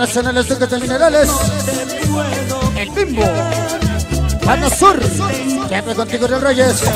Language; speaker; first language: Spanish; native; Spanish